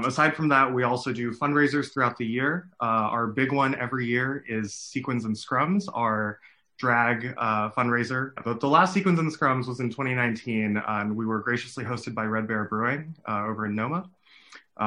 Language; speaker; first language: English; non-native, local second language; Cantonese